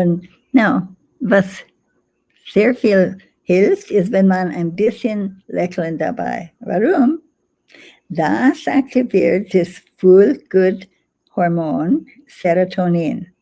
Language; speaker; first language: German; non-native, fluent; English